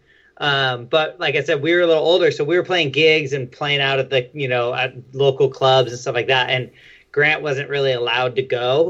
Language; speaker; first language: English; native; English